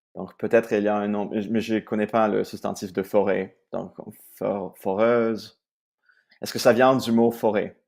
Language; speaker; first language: French; non-native, fluent; English